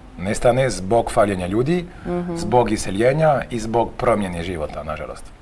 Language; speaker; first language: Croatian; non-native, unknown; French